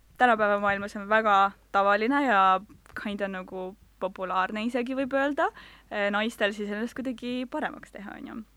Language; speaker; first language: Estonian; non-native, local second language; Russian